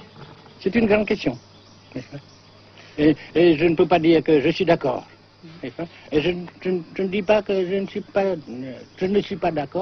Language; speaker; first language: French; non-native, fluent; Vietnamese